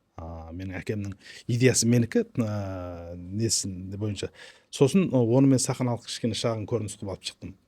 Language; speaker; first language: Kazakh; early bilingual, heritage; Kazakh